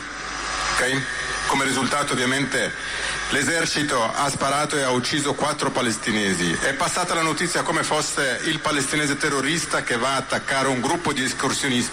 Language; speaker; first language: Italian; native; Italian